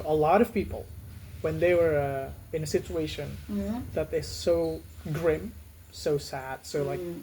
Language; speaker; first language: English; non-native, fluent; Indonesian